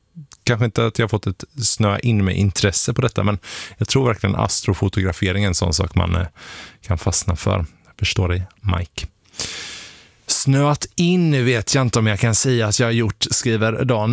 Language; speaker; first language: Swedish; native; Swedish